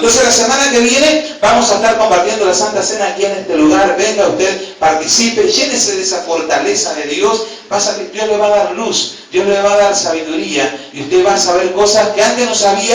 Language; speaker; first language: Spanish; native; Spanish